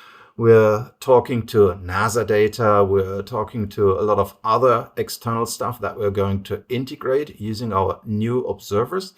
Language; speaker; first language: English; non-native, fluent; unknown